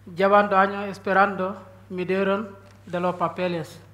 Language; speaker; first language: Spanish; non-native, learner; Wolof